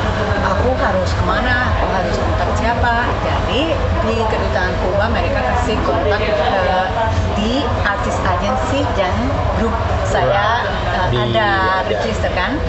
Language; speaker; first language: Indonesian; non-native, fluent; Spanish